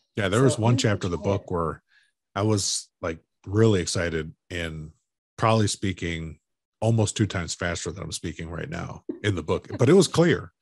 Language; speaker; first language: English; native; English